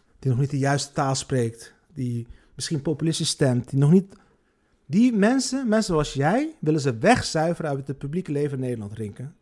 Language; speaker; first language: Dutch; early bilingual, other home language; Turkish